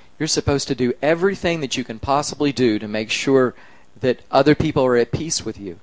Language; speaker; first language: English; native; English